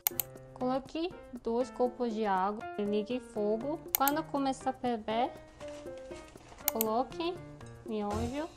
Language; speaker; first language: Portuguese; non-native, learner; Korean